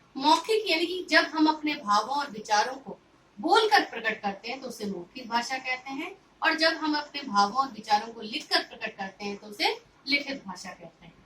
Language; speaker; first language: Hindi; native; Hindi